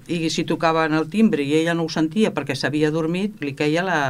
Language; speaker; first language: Catalan; native; Catalan